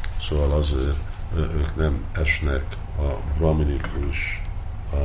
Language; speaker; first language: Hungarian; early bilingual, heritage; Hungarian